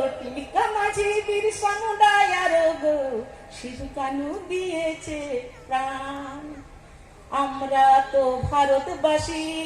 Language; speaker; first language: Bangla; non-native, local second language; Santali